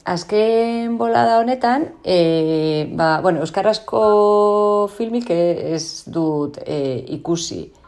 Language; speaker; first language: Basque; non-native, local second language; Spanish